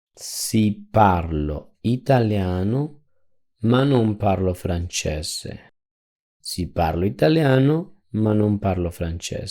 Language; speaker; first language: Italian; non-native, fluent; Spanish